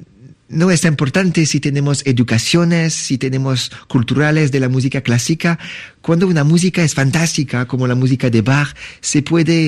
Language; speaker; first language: Spanish; non-native, learner; French